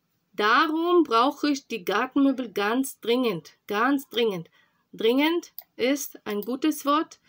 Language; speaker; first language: German; non-native, fluent; Russian